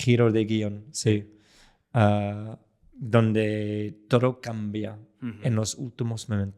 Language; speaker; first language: Spanish; non-native, fluent; English